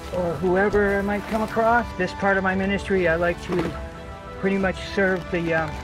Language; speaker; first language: English; native; English